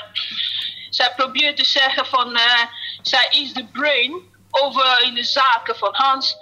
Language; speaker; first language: Dutch; non-native, learner; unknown